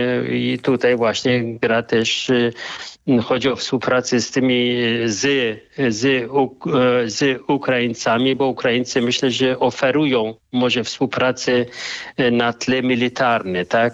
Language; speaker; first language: Polish; non-native, fluent; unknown